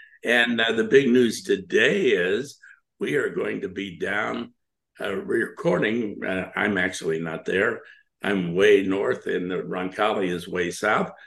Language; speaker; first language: English; native; English